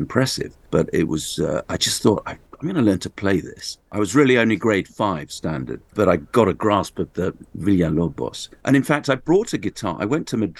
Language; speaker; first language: English; native; English